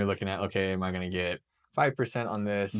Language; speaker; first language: English; native; English